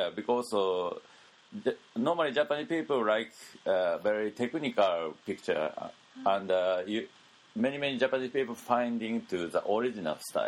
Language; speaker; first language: English; non-native, learner; Japanese